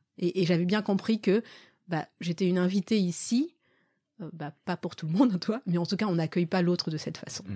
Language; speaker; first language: French; early bilingual, other home language; Malagasy